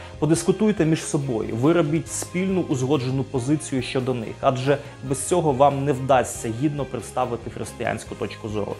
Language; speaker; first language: Ukrainian; native; Ukrainian